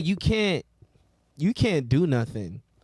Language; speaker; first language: English; native; English